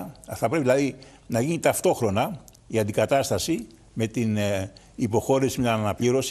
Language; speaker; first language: Greek; native; Greek